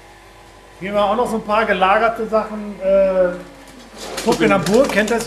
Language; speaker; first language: German; native; German